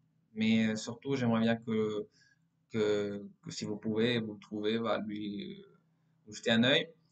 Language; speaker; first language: French; non-native, fluent; Spanish